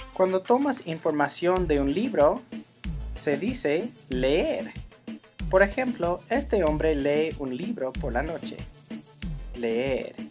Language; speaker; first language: Spanish; non-native, fluent; English